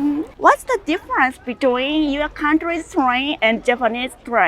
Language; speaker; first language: English; non-native, learner; Japanese